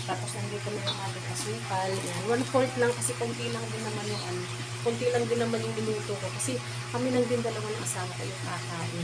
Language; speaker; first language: Filipino; non-native, local second language; Waray